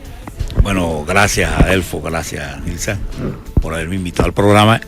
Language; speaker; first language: Spanish; native; Spanish